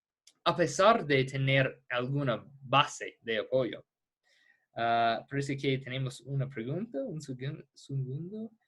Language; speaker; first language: Spanish; non-native, fluent; English